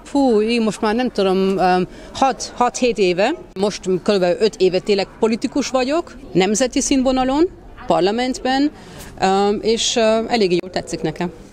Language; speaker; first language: Hungarian; early bilingual, heritage; Hungarian